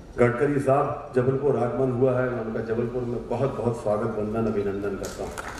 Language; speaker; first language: Hindi; native; Hindi